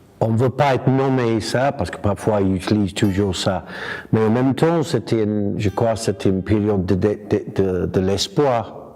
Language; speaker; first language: French; non-native, fluent; English